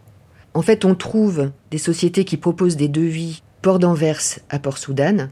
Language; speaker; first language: French; native; French